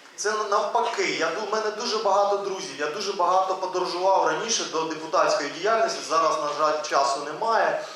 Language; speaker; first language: Ukrainian; non-native, local second language; Russian